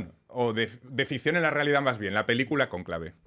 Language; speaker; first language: Spanish; native; Spanish